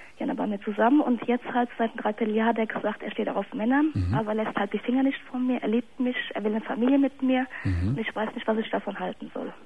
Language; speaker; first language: German; native; German